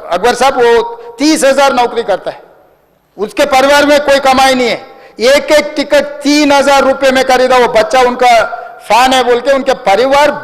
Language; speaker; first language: Hindi; non-native, local second language; Telugu